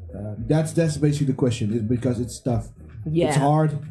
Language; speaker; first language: English; early bilingual, heritage; English